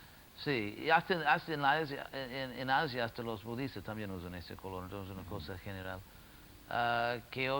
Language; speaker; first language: Spanish; non-native, fluent; English